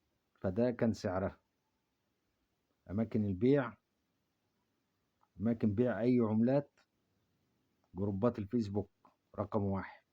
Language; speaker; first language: Arabic; native; Arabic